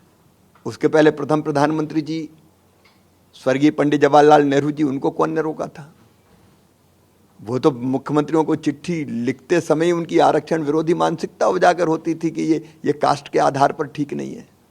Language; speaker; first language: Hindi; native; Hindi